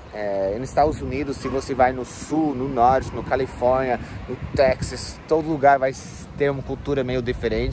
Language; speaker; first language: Portuguese; non-native, fluent; English